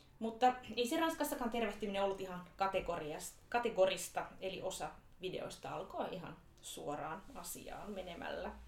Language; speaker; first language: Finnish; native; Finnish